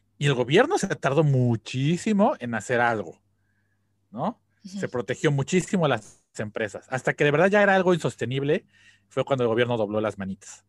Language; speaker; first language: Spanish; native; Spanish